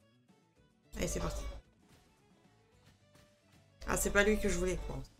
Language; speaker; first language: French; native; French